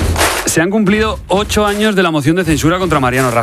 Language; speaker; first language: Spanish; native; Spanish